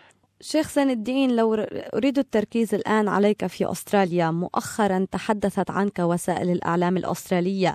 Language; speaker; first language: Arabic; native; Arabic